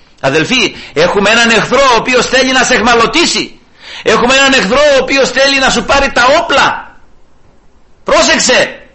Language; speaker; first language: Greek; early bilingual, heritage; Greek